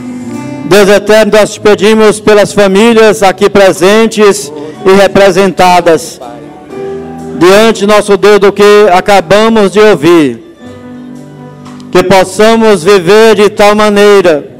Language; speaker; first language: Portuguese; native; Portuguese